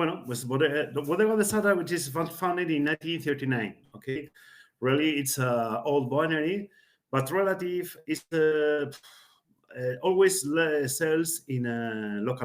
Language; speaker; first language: English; non-native, learner; Spanish